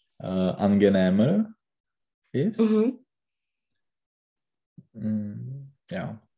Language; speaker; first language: German; non-native, learner; Czech